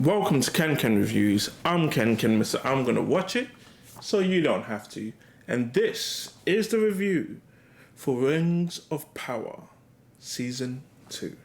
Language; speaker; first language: English; native; English